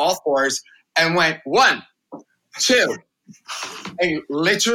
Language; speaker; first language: English; native; English